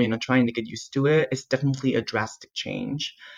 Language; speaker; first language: English; non-native, fluent; Chinese